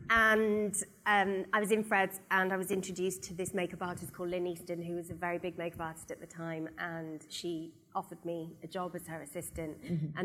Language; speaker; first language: English; native; English